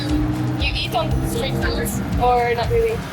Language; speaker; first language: English; non-native, fluent; French